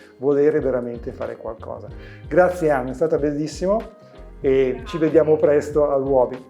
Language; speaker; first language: Italian; native; Italian